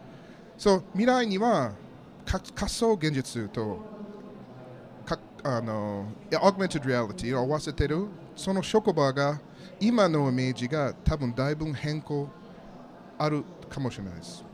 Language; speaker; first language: Japanese; non-native, learner; English